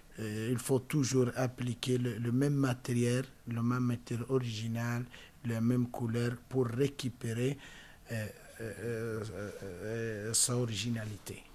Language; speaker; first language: French; non-native, learner; Spanish